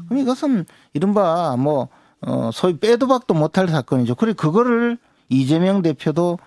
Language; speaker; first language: Korean; native; Korean